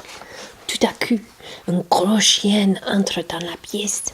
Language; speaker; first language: French; non-native, learner; English